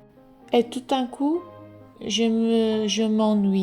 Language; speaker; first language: French; non-native, fluent; English